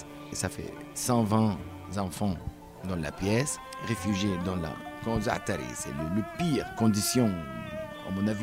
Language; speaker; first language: French; non-native, learner; Arabic